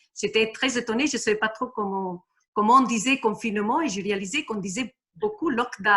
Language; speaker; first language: French; non-native, fluent; Italian